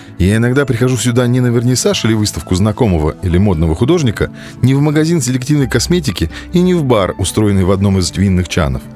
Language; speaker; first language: Russian; native; Russian